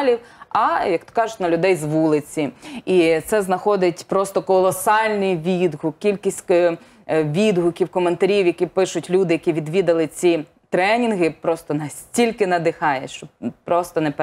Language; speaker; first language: Ukrainian; native; Ukrainian